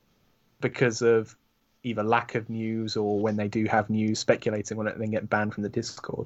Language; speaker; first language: English; native; English